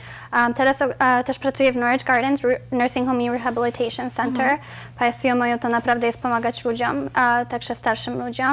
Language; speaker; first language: Polish; early bilingual, other home language; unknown